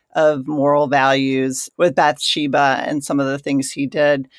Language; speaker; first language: English; native; English